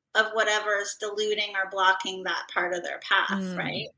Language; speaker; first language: English; native; English